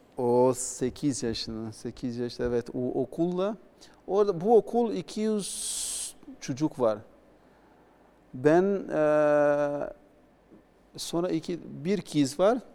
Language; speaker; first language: Turkish; non-native, learner; Portuguese